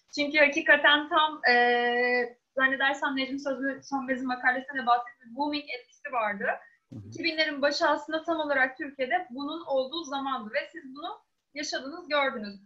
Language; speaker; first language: Turkish; native; Turkish